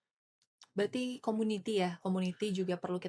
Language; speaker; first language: Indonesian; native; Indonesian